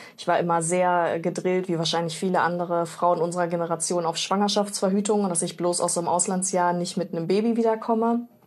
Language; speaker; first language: German; native; German